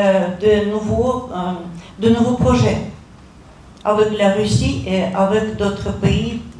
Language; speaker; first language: French; non-native, fluent; Russian